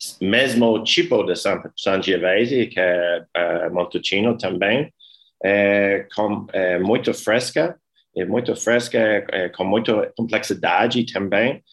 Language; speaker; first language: Portuguese; non-native, learner; English